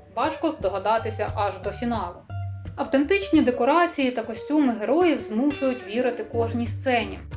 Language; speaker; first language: Ukrainian; native; Ukrainian